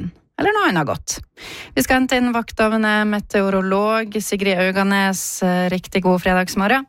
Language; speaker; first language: Norwegian; native; Norwegian